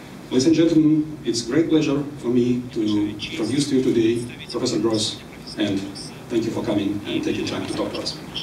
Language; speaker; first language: English; non-native, fluent; Russian